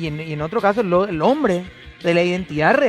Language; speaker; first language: Spanish; native; Spanish